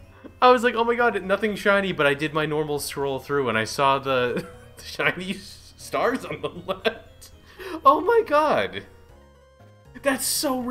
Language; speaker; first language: English; native; English